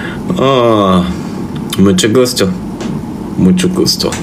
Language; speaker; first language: Spanish; non-native, learner; Thai